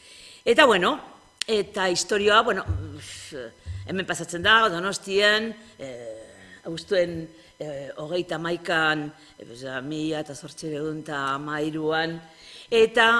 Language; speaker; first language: Basque; non-native, local second language; Spanish